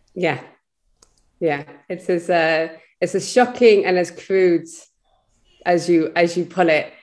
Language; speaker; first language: English; native; English